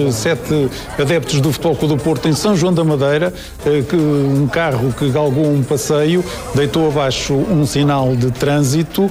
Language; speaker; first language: Portuguese; native; Portuguese